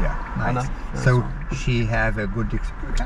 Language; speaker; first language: English; non-native, learner; Lithuanian